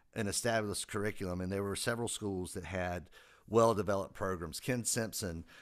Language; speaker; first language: English; native; English